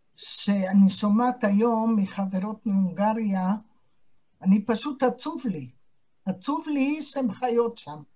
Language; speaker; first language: Hebrew; non-native, fluent; Hungarian